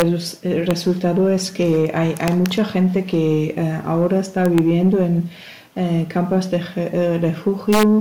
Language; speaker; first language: Spanish; non-native, learner; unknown